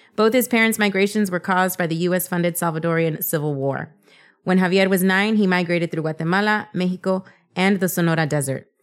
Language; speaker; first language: English; early bilingual, other home language; Spanish